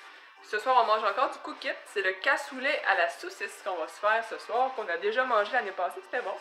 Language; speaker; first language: French; native; French